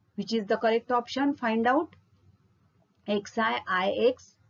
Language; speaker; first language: English; non-native, local second language; Marathi